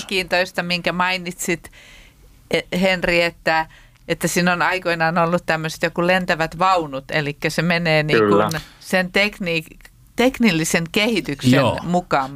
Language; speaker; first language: Finnish; native; Finnish